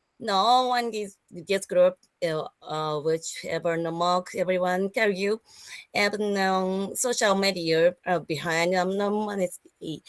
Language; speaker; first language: English; non-native, learner; Japanese